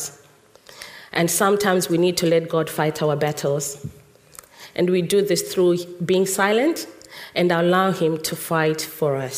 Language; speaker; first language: English; non-native, local second language; Shona